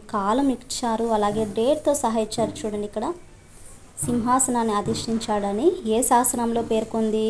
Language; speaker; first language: Telugu; native; Telugu